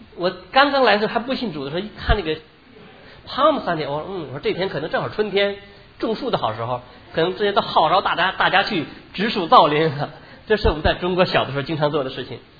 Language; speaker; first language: Chinese; native; Chinese